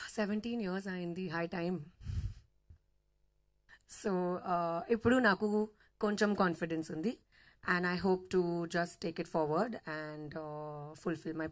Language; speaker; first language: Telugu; non-native, fluent; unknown